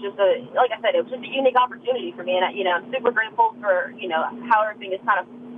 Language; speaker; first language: English; native; English